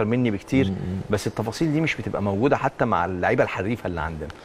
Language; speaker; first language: Arabic; native; Arabic